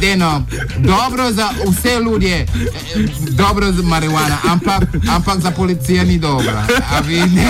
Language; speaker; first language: Slovenian; non-native, learner; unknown